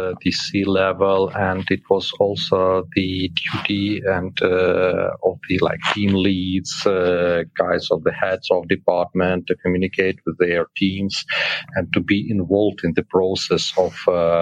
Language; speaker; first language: English; non-native, fluent; Ukrainian